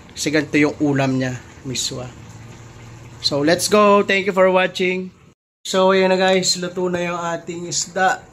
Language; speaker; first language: Filipino; non-native, local second language; Cebuano